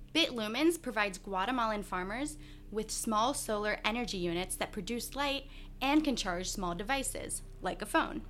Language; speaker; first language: English; native; English